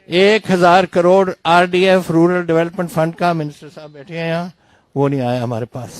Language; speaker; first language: Urdu; non-native, local second language; Punjabi